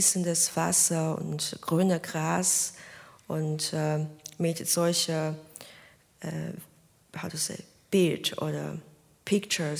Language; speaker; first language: German; non-native, learner; Chinese